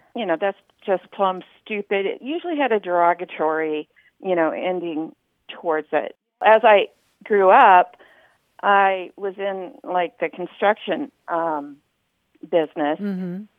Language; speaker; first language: English; native; English